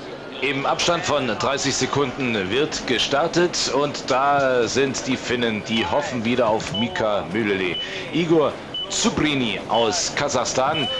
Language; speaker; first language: German; native; German